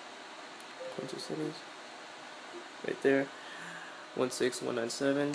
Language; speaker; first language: English; native; English